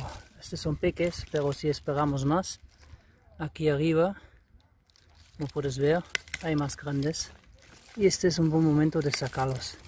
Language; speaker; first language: Spanish; non-native, fluent; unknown